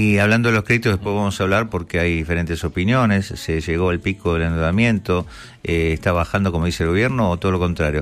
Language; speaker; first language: Spanish; native; Spanish